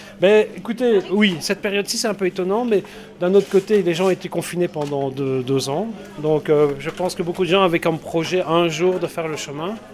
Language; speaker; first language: French; native; French